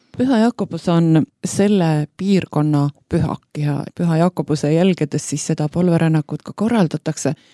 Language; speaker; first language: Estonian; native; Estonian